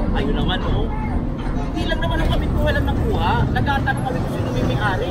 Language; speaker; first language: Filipino; native; Filipino